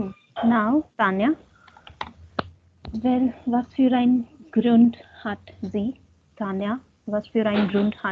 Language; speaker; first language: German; non-native, fluent; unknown